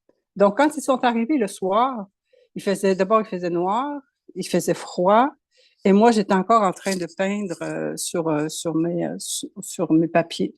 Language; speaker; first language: French; native; French